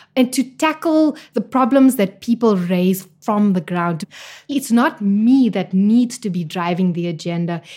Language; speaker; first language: English; native; English